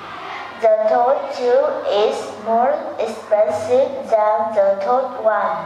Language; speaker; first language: English; non-native, learner; Vietnamese